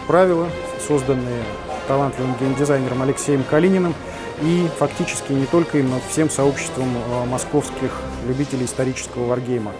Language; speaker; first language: Russian; native; Russian